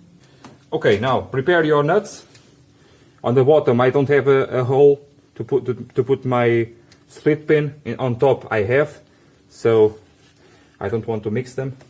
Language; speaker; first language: English; non-native, fluent; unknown